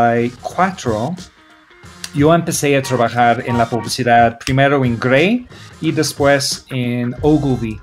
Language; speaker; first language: Spanish; non-native, fluent; English